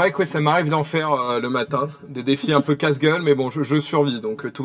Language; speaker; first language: French; native; French